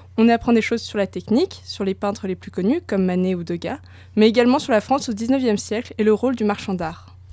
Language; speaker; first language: French; native; French